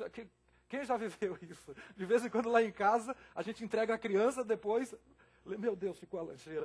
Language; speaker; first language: Portuguese; native; Portuguese